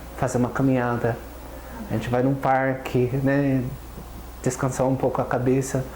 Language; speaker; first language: Portuguese; non-native, fluent; English